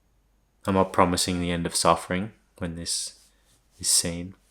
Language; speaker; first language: English; native; English